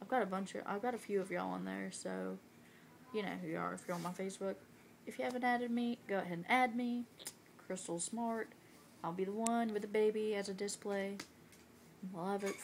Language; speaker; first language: English; native; English